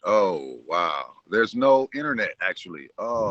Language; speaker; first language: English; native; English